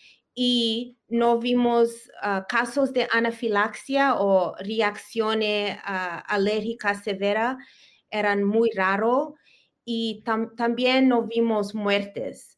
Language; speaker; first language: Spanish; early bilingual, heritage; Spanish